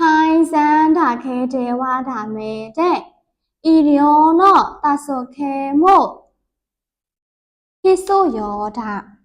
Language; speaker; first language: Japanese; non-native, learner; Burmese